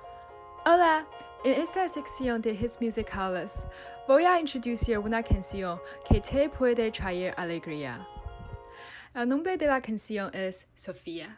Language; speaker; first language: Spanish; non-native, learner; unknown